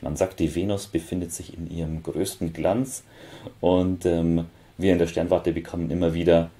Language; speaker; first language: German; native; German